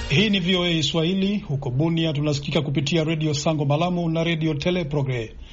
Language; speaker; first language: Swahili; non-native, local second language; Rundi